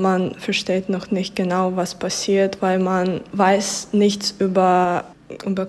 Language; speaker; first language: German; early bilingual, other home language; Ukrainian